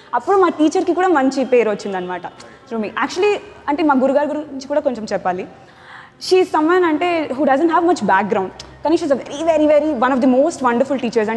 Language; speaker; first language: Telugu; non-native, local second language; Tamil